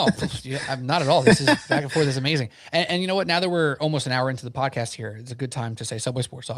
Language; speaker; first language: English; native; English